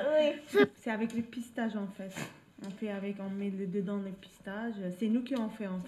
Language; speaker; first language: French; non-native, learner; Turkish